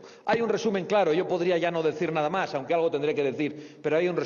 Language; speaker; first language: Spanish; native; Spanish